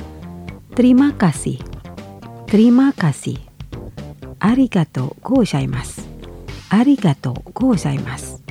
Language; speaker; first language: Japanese; non-native, fluent; Indonesian